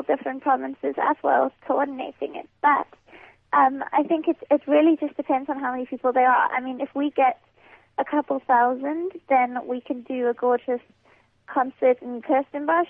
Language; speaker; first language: English; native; English